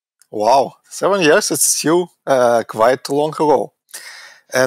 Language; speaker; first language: English; non-native, fluent; Russian